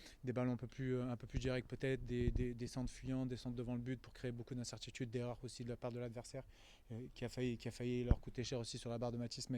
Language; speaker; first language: French; native; French